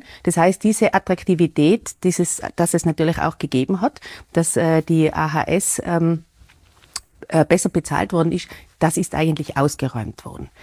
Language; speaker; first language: German; native; German